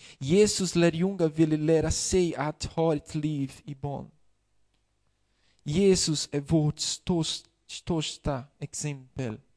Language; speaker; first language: Swedish; non-native, fluent; Portuguese